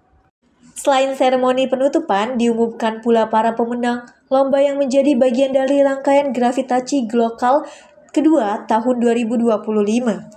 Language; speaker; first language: Indonesian; native; Indonesian